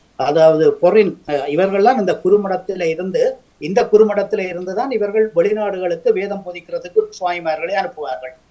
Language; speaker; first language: Tamil; native; Tamil